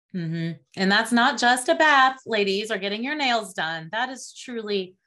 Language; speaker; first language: English; native; English